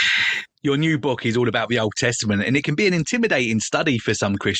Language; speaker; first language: English; native; English